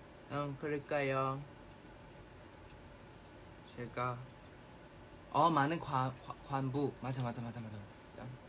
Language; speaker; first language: Korean; non-native, fluent; Thai